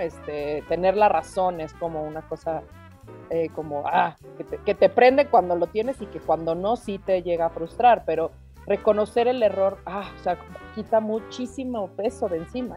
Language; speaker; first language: Spanish; native; Spanish